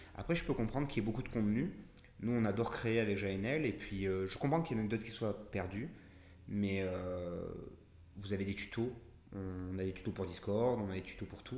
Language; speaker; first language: French; native; French